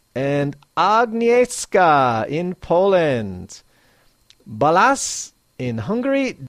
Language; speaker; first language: English; native; English